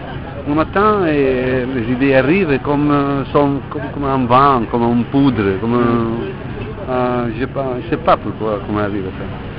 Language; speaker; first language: French; non-native, fluent; Italian